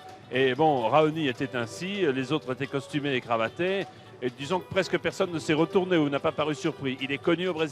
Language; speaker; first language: French; native; French